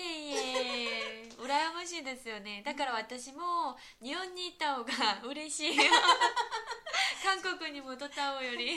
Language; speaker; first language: Japanese; non-native, fluent; Korean